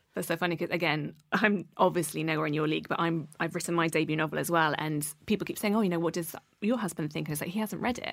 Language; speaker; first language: English; native; English